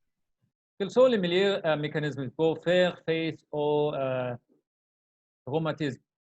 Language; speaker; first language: French; non-native, learner; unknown